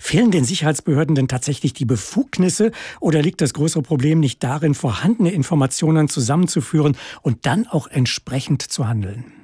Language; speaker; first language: German; native; German